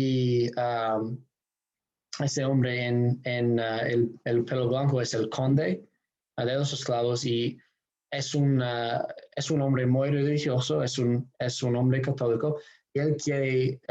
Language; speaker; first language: Spanish; non-native, fluent; English